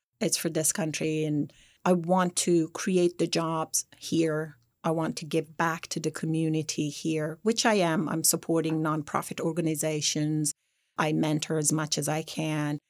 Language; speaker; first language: English; non-native, fluent; Persian